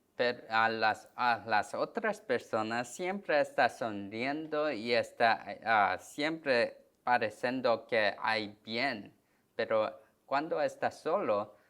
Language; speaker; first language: Spanish; non-native, learner; Korean